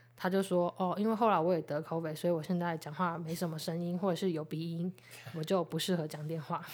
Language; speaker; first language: Chinese; native; Chinese